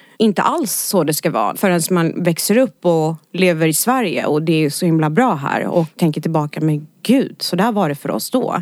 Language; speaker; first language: Swedish; early bilingual, other home language; Arabic